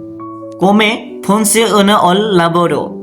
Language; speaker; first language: Italian; non-native, learner; Bangla